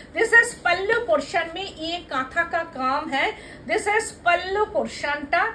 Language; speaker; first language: Hindi; non-native, local second language; Bangla